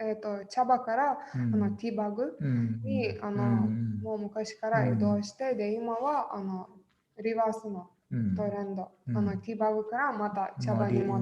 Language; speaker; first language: Japanese; non-native, fluent; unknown